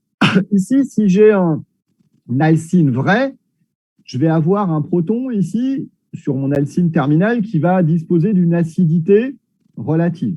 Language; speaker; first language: French; native; French